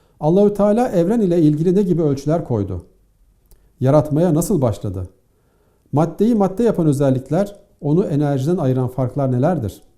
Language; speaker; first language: Turkish; native; Turkish